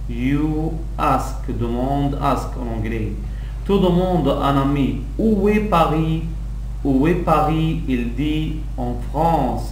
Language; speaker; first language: French; non-native, local second language; Arabic